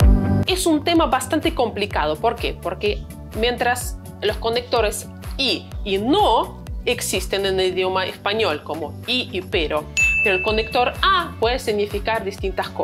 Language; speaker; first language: Spanish; non-native, fluent; Russian